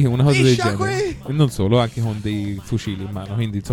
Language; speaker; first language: Italian; native; Italian